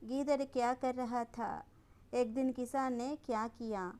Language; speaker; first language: Hindi; non-native, local second language; Telugu